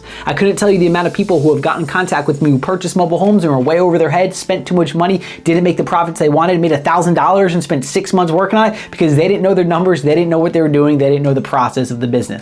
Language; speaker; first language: English; native; English